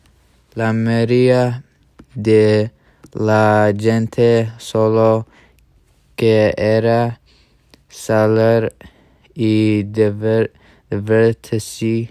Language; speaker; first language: Spanish; non-native, learner; English